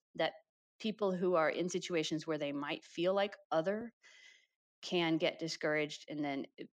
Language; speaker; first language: English; native; English